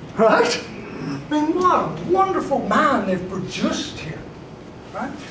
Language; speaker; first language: English; native; English